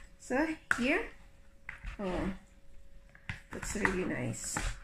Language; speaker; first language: English; non-native, local second language; Cebuano